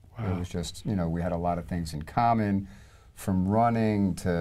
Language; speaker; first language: English; native; English